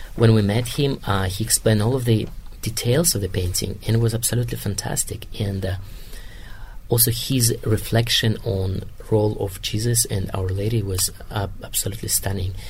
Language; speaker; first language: English; non-native, fluent; Kazakh